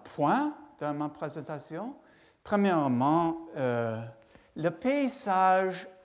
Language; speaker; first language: French; non-native, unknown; English